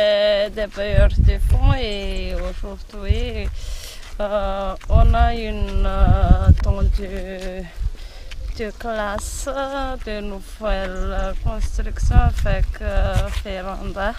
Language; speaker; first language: French; non-native, local second language; Malagasy